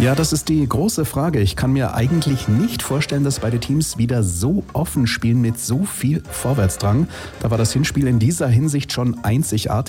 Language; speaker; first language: German; native; German